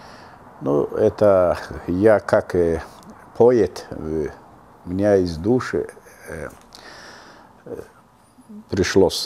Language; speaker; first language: Russian; non-native, local second language; Azerbaijani